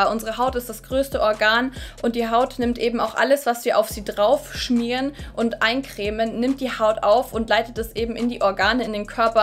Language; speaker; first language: German; native; German